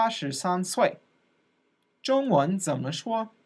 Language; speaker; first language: Chinese; non-native, fluent; English